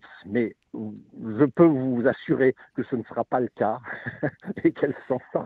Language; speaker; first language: French; native; French